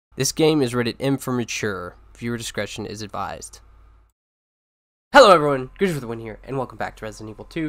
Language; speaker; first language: English; native; English